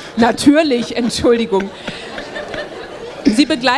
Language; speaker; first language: German; native; German